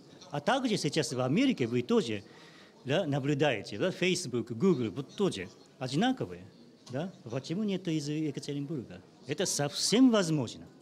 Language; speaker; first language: Russian; non-native, learner; Japanese